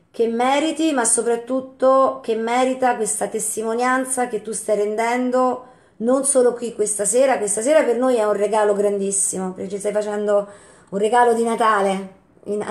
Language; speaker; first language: Italian; native; Italian